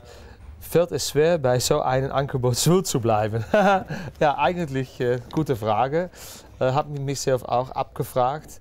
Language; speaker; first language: German; non-native, learner; Dutch